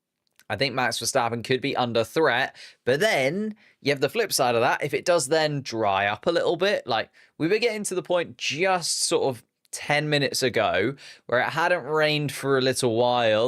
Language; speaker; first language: English; native; English